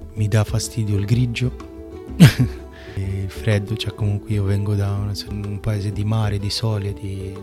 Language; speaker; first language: Italian; non-native, fluent; Arabic